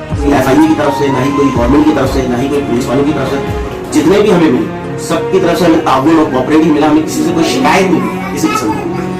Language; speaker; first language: Urdu; native; Urdu